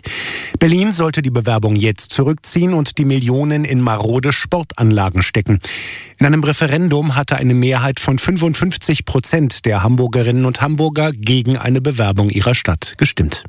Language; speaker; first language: German; native; German